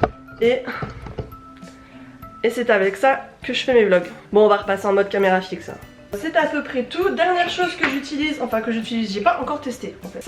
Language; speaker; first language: French; native; French